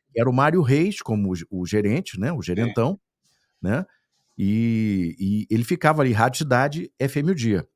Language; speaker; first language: Portuguese; native; Portuguese